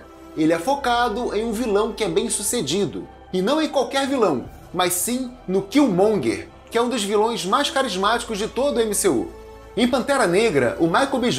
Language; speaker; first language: Portuguese; native; Portuguese